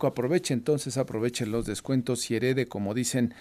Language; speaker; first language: Spanish; native; Spanish